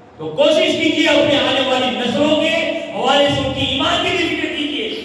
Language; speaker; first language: Urdu; non-native, local second language; Gujarati